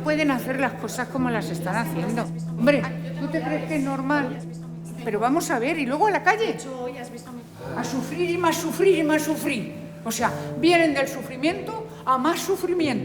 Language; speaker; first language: Spanish; native; Spanish